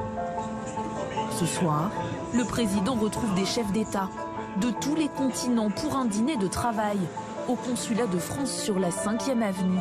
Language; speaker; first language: French; native; French